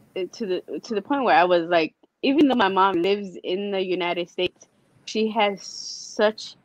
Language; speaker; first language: English; native; English